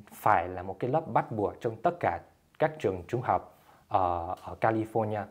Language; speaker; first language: Vietnamese; early bilingual, heritage; Vietnamese